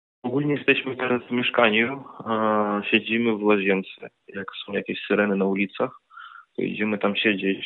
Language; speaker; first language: Polish; non-native, fluent; Ukrainian